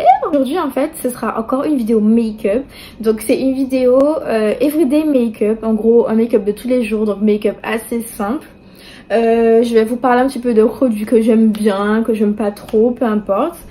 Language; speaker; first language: French; native; French